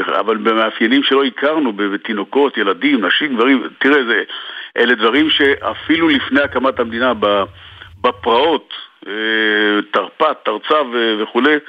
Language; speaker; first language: Hebrew; native; Hebrew